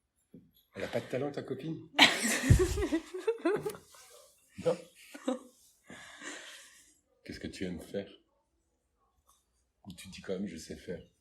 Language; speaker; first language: French; native; French